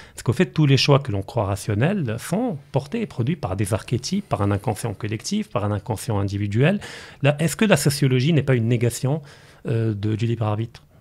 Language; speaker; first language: French; non-native, local second language; Arabic